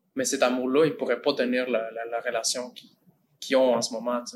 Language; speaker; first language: French; early bilingual, other home language; Spanish